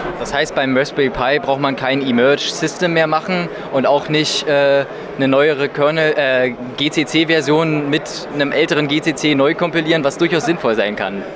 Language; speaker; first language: German; native; German